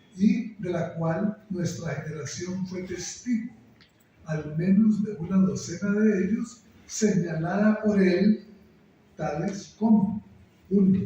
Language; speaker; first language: Spanish; native; Spanish